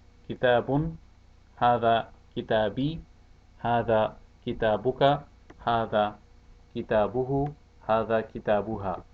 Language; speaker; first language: Arabic; non-native, fluent; English